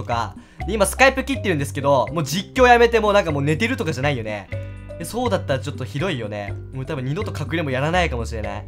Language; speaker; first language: Japanese; native; Japanese